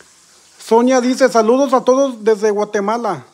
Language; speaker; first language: Spanish; native; Spanish